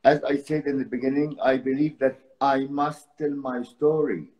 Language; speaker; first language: English; non-native, fluent; Arabic